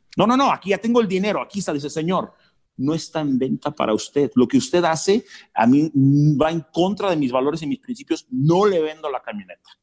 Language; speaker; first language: Spanish; early bilingual, other home language; English